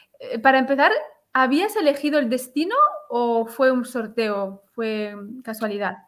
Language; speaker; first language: Spanish; native; Spanish